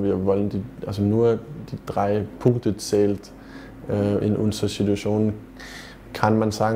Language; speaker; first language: German; non-native, fluent; Danish